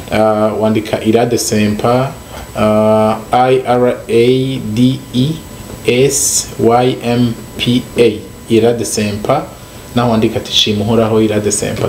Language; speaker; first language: Rundi; native; Rundi